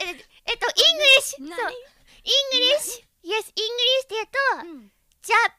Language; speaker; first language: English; non-native, learner; Japanese